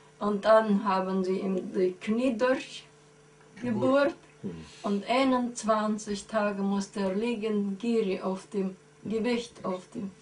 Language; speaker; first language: German; early bilingual, heritage; German